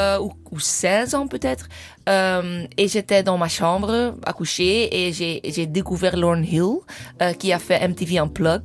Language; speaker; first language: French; non-native, learner; English